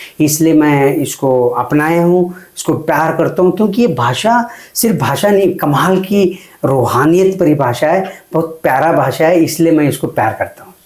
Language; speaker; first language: Hindi; non-native, local second language; Kannada